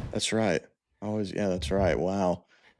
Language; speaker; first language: English; native; English